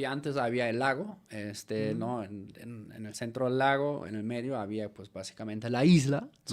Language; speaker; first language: Spanish; native; Spanish